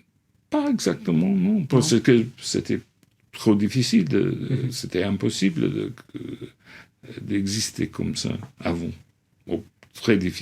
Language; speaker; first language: French; non-native, fluent; English